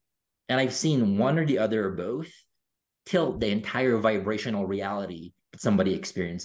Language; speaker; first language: English; non-native, local second language; Filipino